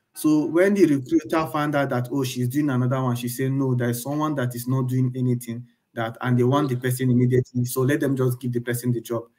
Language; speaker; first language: English; non-native, local second language; Igbo